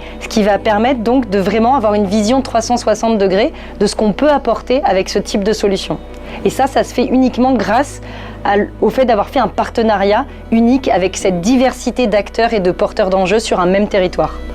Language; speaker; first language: French; native; French